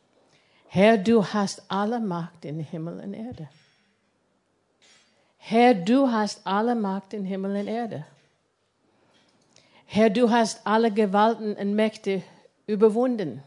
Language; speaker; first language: German; non-native, fluent; English